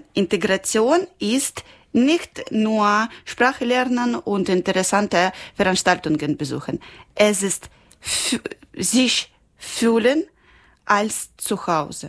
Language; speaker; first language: German; non-native, learner; Ukrainian